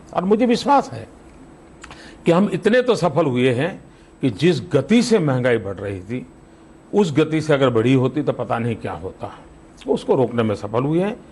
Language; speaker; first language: Hindi; non-native, local second language; Gujarati